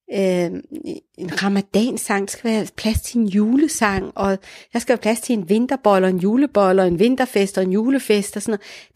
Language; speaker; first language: Danish; early bilingual, other home language; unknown